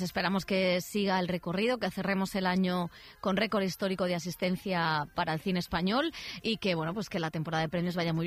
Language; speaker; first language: Spanish; native; Spanish